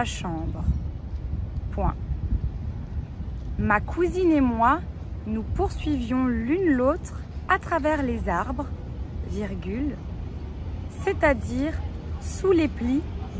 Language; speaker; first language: French; native; French